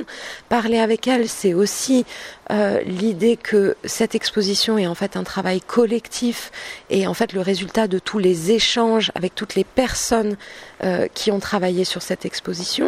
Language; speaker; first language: French; native; French